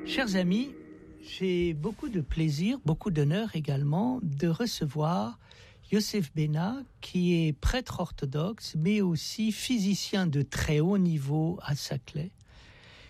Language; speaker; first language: French; native; French